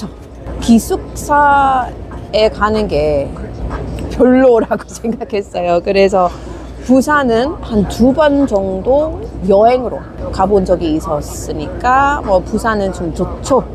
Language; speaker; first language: Korean; non-native, fluent; English